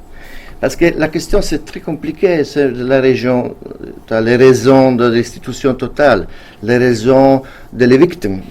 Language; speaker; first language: French; non-native, fluent; Italian